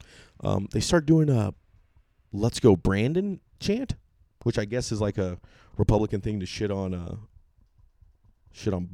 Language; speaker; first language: English; native; English